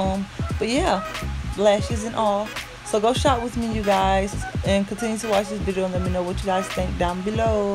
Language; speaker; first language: English; native; English